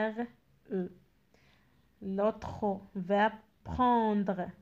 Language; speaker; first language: French; non-native, local second language; Arabic